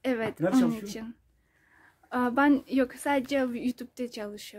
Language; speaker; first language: Turkish; non-native, learner; Uzbek